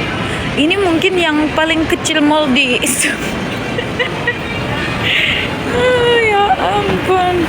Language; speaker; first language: Indonesian; non-native, learner; Turkish